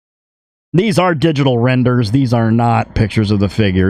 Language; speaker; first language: English; native; English